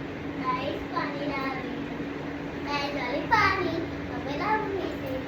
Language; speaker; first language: Hindi; non-native, local second language; Gujarati